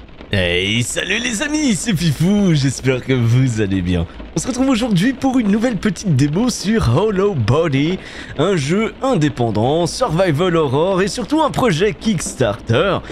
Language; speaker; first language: French; native; French